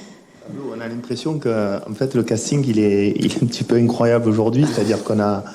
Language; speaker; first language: French; native; French